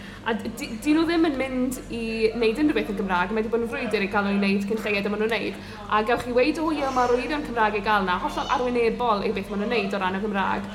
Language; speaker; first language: Welsh; native; Welsh